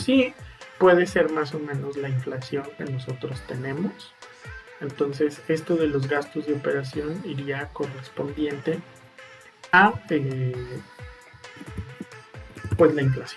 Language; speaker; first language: Spanish; native; Spanish